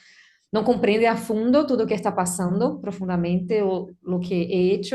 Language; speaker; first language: Spanish; non-native, learner; Portuguese